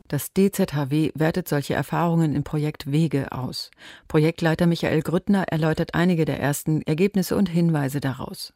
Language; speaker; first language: German; native; German